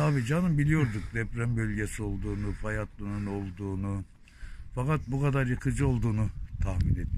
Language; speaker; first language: Turkish; native; Turkish